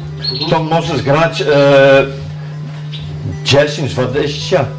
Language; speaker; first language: Polish; early bilingual, heritage; Polish